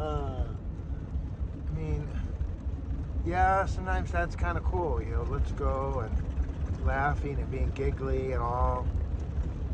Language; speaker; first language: English; native; English